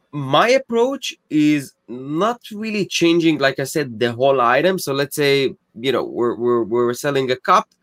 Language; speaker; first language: English; non-native, fluent; Hebrew